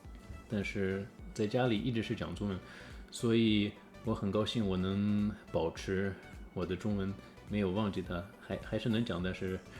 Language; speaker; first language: Chinese; early bilingual, heritage; English